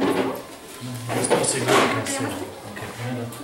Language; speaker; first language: Spanish; non-native, fluent; English